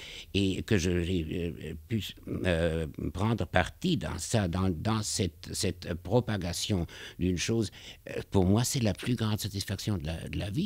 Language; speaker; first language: French; non-native, fluent; German